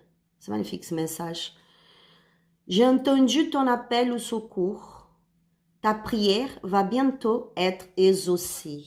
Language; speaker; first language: French; non-native, learner; Spanish